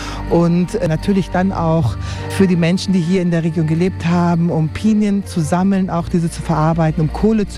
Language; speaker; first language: German; native; German